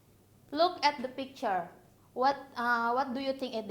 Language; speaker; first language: English; non-native, learner; Indonesian